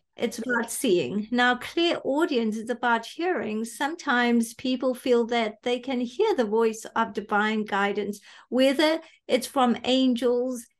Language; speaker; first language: English; native; English